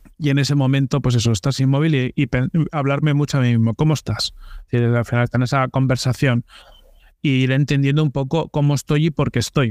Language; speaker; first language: Spanish; native; Spanish